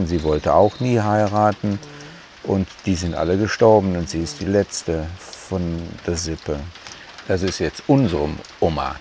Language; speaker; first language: German; native; German